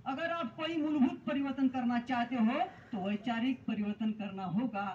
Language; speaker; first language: Hindi; non-native, local second language; Marathi